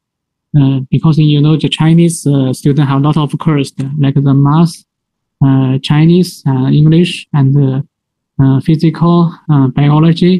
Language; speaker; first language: English; non-native, learner; Chinese